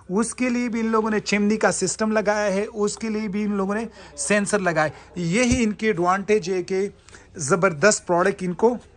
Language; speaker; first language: Urdu; non-native, local second language; Pashto